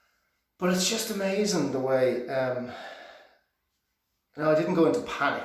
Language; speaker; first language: English; native; English